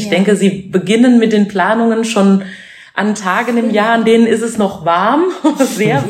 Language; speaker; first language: German; native; German